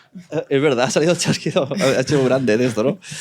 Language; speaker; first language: Spanish; native; Spanish